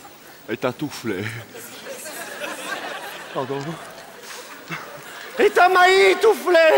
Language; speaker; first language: Russian; non-native, learner; French